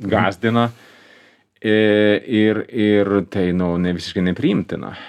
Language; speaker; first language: Lithuanian; non-native, fluent; Swedish